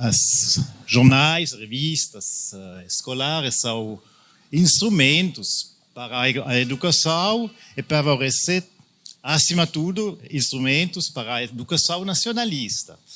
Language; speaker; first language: Portuguese; non-native, learner; French